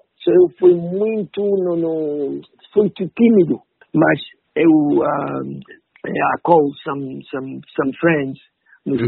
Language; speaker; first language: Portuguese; non-native, learner; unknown